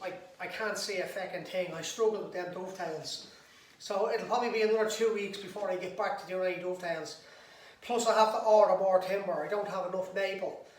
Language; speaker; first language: English; native; English